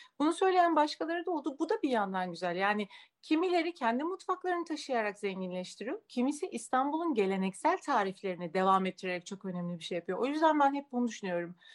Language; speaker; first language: Turkish; native; Turkish